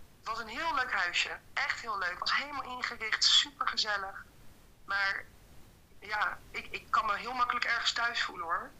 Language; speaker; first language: Dutch; native; Dutch